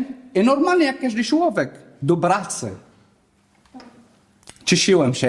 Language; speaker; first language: Polish; non-native, learner; Arabic